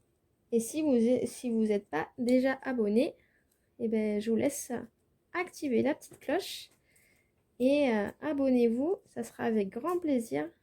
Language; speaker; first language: French; native; French